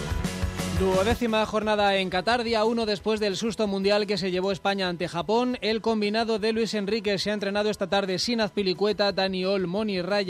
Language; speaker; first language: Spanish; native; Spanish